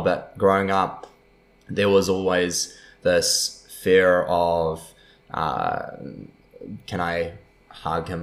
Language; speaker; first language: English; native; English